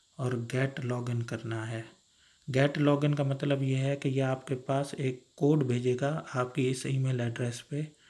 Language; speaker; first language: Urdu; non-native, local second language; Sindhi